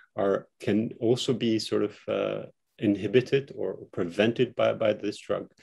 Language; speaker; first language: English; non-native, fluent; Albanian